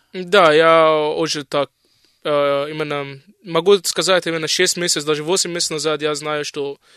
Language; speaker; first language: Russian; non-native, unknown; Arabic